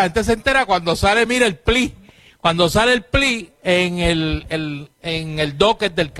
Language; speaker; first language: Spanish; native; Spanish